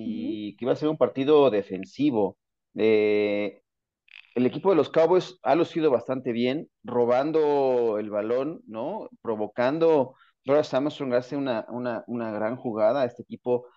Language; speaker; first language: Spanish; native; Spanish